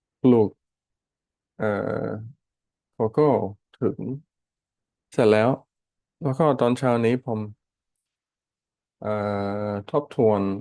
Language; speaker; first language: Thai; non-native, learner; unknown